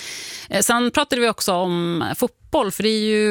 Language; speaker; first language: Swedish; native; Swedish